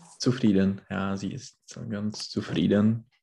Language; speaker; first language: German; non-native, learner; Czech